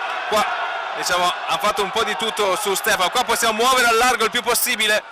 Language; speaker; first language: Italian; native; Italian